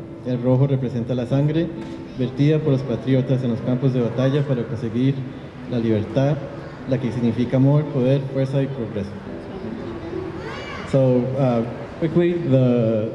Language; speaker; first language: Spanish; early bilingual, heritage; Spanish